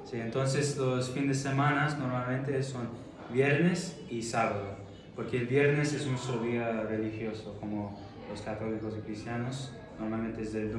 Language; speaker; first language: Spanish; non-native, fluent; Arabic